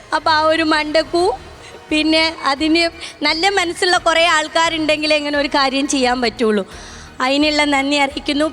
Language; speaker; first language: Malayalam; native; Malayalam